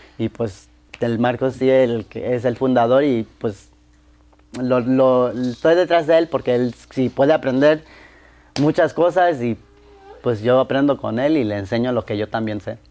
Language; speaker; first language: Spanish; early bilingual, heritage; Spanish